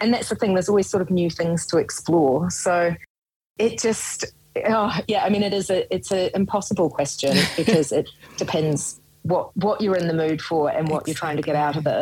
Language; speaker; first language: English; native; English